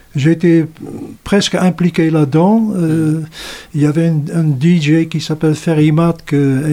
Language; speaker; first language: French; non-native, fluent; Dutch